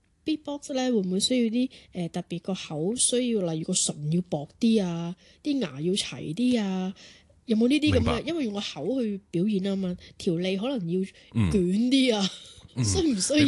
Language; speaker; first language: Cantonese; native; Cantonese